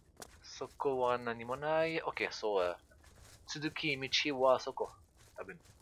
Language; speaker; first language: Japanese; non-native, learner; French